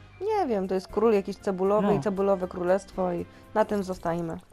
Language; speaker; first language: Polish; native; Polish